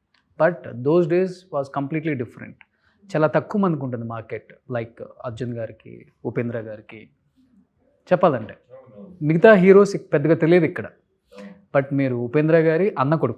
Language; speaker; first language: Telugu; native; Telugu